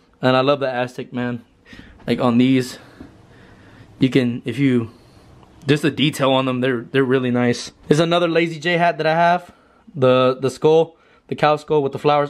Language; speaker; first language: English; early bilingual, other home language; Spanish